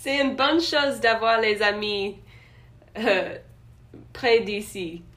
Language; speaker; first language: French; non-native, learner; English